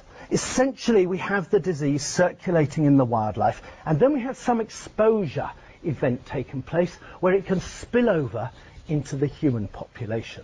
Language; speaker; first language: English; native; English